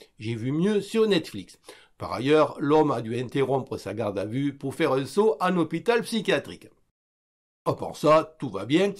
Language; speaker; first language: French; native; French